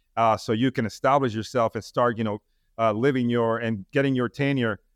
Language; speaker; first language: English; non-native, fluent; Spanish